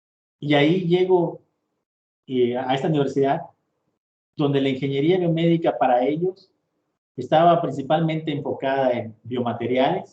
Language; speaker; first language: Spanish; native; Spanish